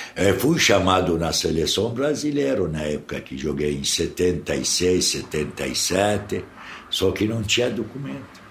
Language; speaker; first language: Portuguese; non-native, learner; Arabic